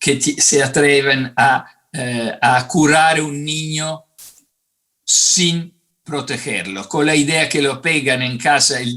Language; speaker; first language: Spanish; non-native, fluent; Italian